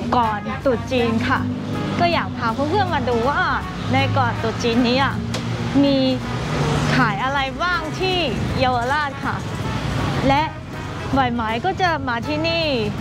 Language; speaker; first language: Thai; non-native, fluent; Chinese